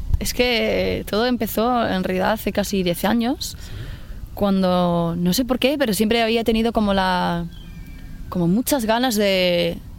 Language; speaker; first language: Spanish; non-native, fluent; English